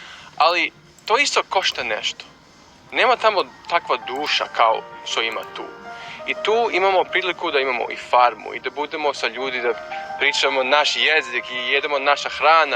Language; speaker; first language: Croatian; early bilingual, heritage; English